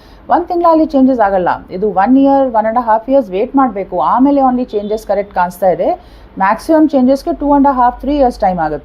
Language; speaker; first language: Kannada; non-native, learner; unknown